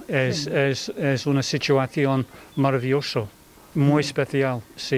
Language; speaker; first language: Spanish; non-native, fluent; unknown